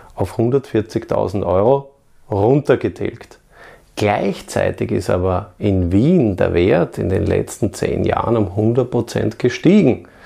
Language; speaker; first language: German; native; German